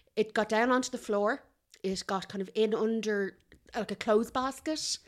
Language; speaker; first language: English; native; English